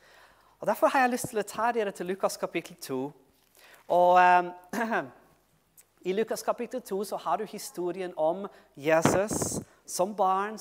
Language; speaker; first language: Norwegian; non-native, fluent; English